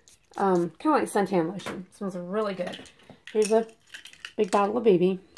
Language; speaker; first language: English; native; English